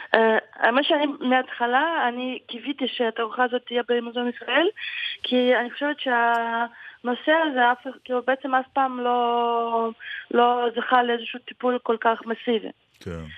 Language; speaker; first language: Hebrew; non-native, fluent; Ukrainian